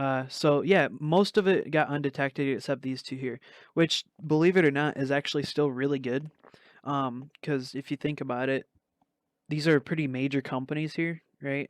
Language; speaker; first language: English; native; English